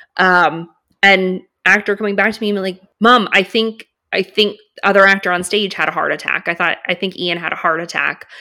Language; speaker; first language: English; native; English